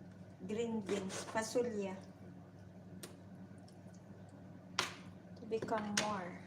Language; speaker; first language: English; non-native, learner; Bikol